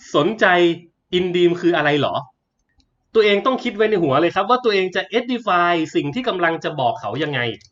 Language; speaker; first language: Thai; native; Thai